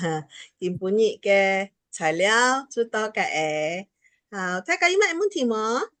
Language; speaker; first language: Chinese; early bilingual, heritage; Chinese